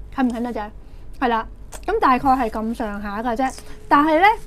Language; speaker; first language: Cantonese; native; Cantonese